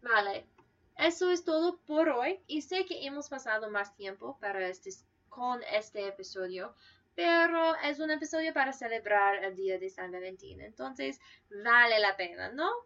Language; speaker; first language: Spanish; non-native, fluent; English